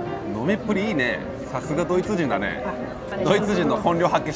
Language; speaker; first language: Japanese; native; Japanese